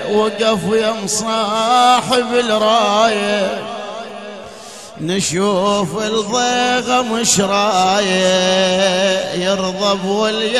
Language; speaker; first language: Arabic; native; Arabic